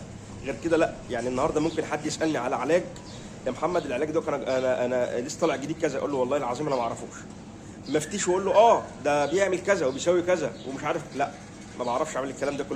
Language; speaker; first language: Arabic; native; Arabic